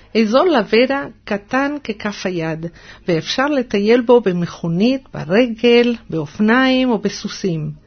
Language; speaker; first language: Hebrew; non-native, fluent; Spanish